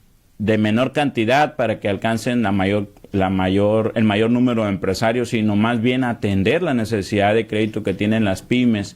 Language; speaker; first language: Spanish; native; Spanish